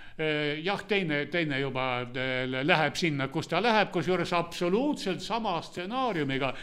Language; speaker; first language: Estonian; non-native, local second language; Russian